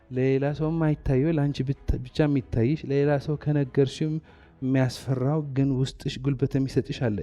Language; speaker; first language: Amharic; non-native, local second language; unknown